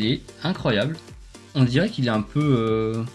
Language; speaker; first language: French; native; French